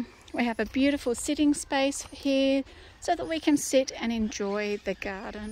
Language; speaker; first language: English; native; English